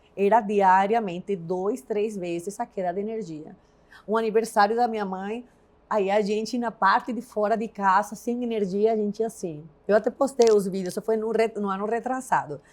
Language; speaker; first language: Portuguese; non-native, fluent; Spanish